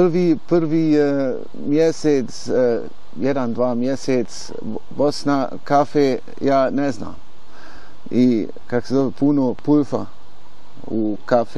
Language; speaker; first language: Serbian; non-native, learner; German